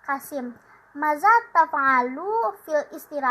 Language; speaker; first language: Arabic; non-native, learner; Indonesian